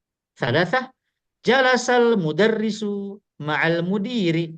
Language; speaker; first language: Arabic; non-native, fluent; Indonesian